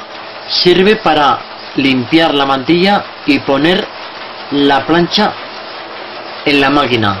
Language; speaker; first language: Spanish; native; Spanish